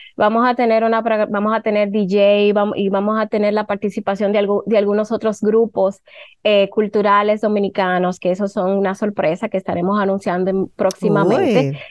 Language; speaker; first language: Spanish; native; Spanish